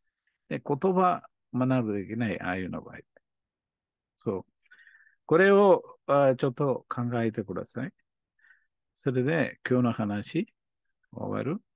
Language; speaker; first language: Japanese; non-native, learner; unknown